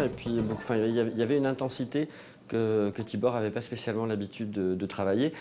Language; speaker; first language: French; native; French